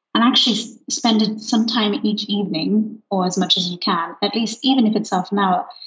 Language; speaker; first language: English; non-native, fluent; Luxembourgish